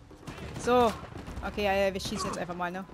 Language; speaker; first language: German; native; German